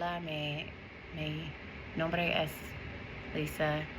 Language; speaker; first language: Spanish; non-native, learner; English